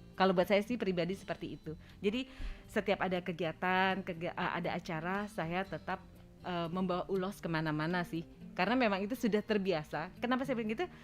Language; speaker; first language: Indonesian; native; Indonesian